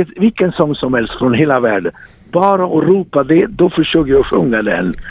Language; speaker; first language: Swedish; non-native, fluent; Italian